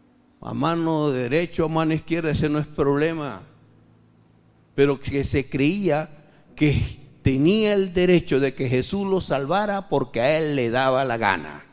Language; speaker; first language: Spanish; native; Spanish